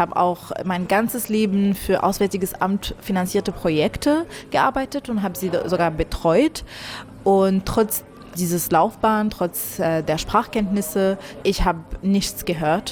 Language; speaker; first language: German; non-native, fluent; Arabic